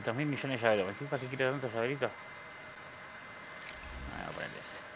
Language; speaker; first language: Spanish; native; Spanish